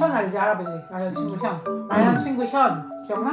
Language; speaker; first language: Korean; native; Korean